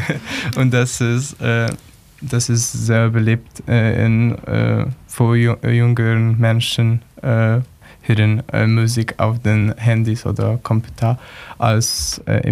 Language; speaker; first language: German; non-native, learner; Polish